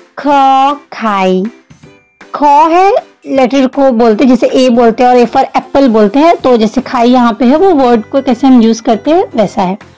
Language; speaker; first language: Hindi; native; Hindi